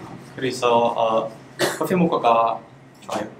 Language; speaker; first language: Korean; non-native, learner; Uzbek